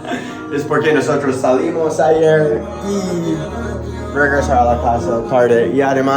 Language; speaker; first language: Spanish; non-native, learner; English